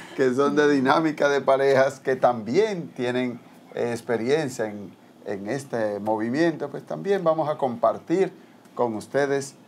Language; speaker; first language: Spanish; native; Spanish